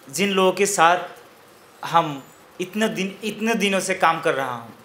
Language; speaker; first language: Hindi; non-native, local second language; Bangla